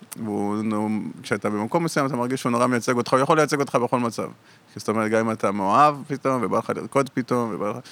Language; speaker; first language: Hebrew; native; Hebrew